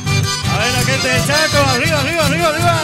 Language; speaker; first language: Spanish; native; Spanish